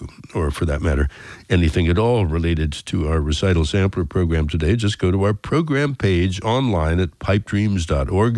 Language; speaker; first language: English; native; English